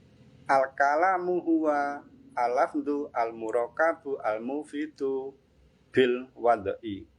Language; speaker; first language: Arabic; non-native, fluent; Javanese